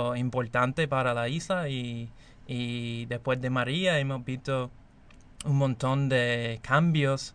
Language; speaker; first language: Spanish; non-native, fluent; English